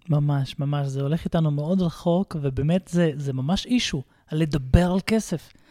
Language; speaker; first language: Hebrew; early bilingual, other home language; Russian